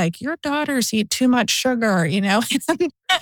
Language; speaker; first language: English; native; English